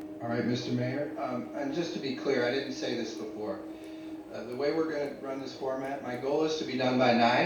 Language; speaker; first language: English; native; English